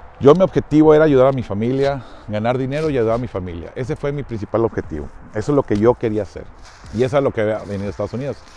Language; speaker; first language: Spanish; native; Spanish